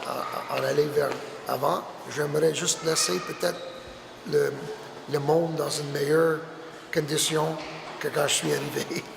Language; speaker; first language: French; non-native, local second language; English